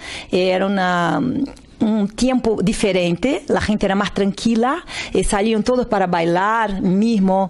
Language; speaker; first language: Spanish; non-native, learner; Portuguese